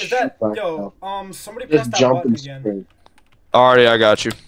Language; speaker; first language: English; native; English